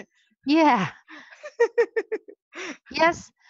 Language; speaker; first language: English; non-native, learner; Chinese